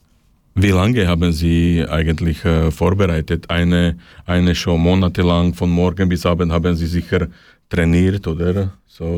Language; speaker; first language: German; non-native, learner; Slovak